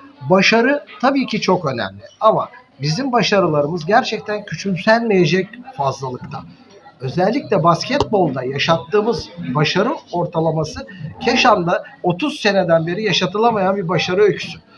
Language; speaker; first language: Turkish; native; Turkish